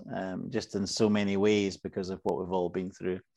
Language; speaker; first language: English; native; English